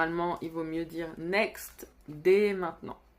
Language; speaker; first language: French; native; French